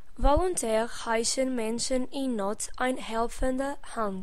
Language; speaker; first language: German; non-native, learner; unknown